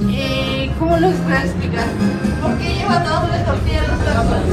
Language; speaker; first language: Spanish; native; Spanish